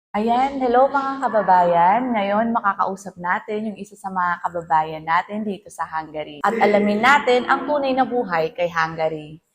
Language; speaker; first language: Filipino; native; Filipino